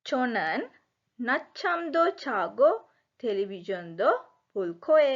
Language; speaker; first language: Korean; non-native, fluent; Sinhala